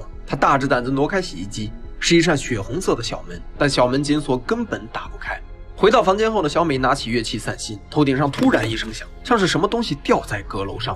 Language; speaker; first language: Chinese; native; Chinese